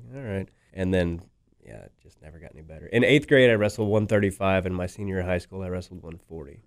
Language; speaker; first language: English; native; English